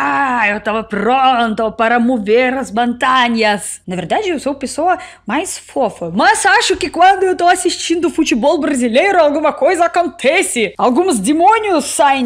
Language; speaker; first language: Portuguese; non-native, learner; Russian